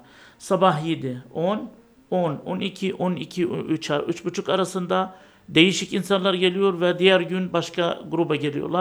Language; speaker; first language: Turkish; non-native, fluent; Arabic